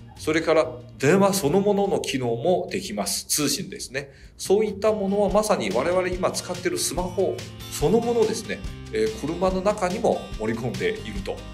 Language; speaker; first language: Japanese; non-native, fluent; Chinese